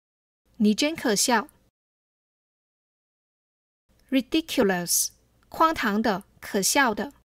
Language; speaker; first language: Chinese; native; Chinese